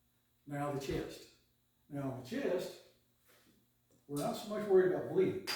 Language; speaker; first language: English; native; English